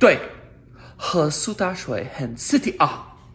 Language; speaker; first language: Chinese; non-native, fluent; English